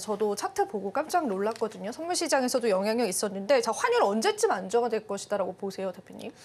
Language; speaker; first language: Korean; native; Korean